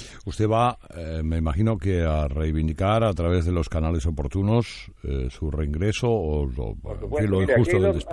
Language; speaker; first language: Spanish; native; Spanish